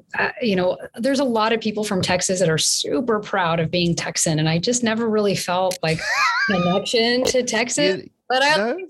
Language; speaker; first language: English; early bilingual, other home language; Spanish